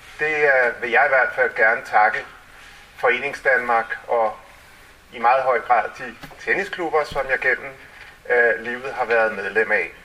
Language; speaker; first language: Danish; early bilingual, other home language; English